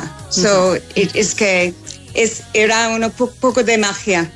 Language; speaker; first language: Spanish; non-native, fluent; English